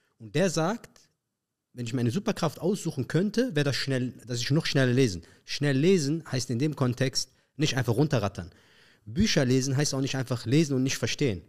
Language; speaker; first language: German; early bilingual, other home language; Arabic